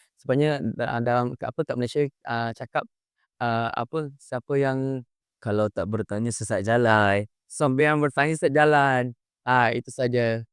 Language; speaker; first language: Malay; native; Malay